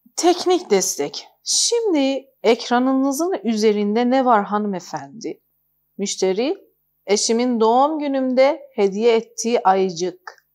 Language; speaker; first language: Turkish; non-native, fluent; Persian